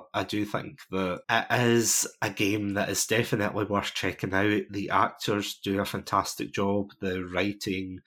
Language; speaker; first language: English; native; English